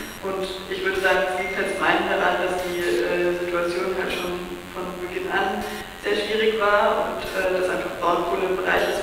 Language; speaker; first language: German; native; German